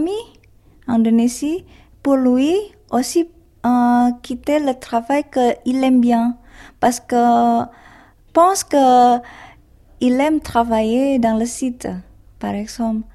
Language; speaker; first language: French; non-native, learner; Indonesian